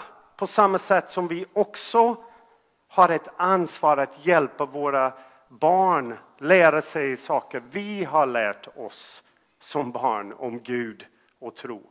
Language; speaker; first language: Swedish; non-native, fluent; English